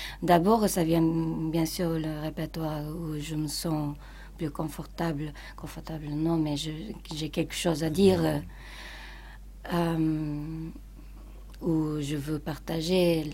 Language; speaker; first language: French; non-native, fluent; Japanese